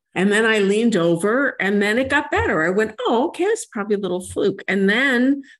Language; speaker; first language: English; native; English